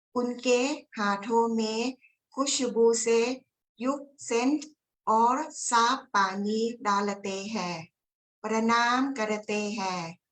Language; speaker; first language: Hindi; non-native, learner; Thai